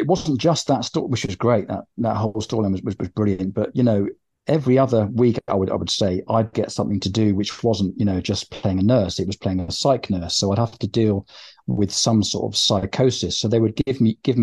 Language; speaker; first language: English; native; English